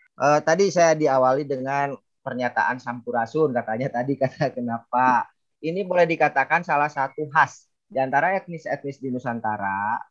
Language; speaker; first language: Indonesian; non-native, local second language; Sundanese